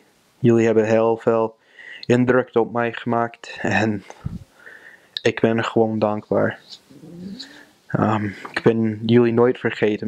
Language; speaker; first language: Dutch; non-native, fluent; English